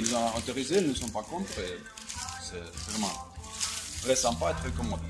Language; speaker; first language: French; non-native, fluent; Russian